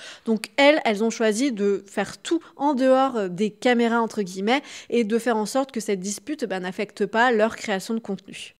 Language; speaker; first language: French; native; French